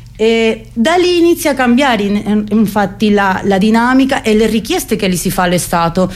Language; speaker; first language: Italian; non-native, fluent; Spanish